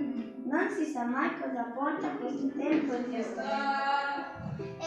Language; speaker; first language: Italian; non-native, learner; Croatian